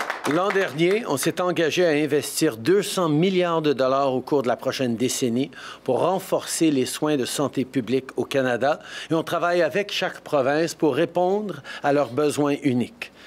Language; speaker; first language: French; early bilingual, heritage; French